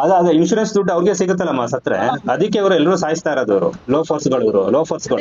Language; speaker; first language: Kannada; native; Kannada